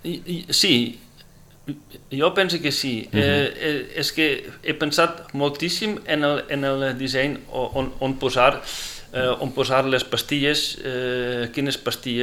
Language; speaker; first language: Catalan; non-native, fluent; Dutch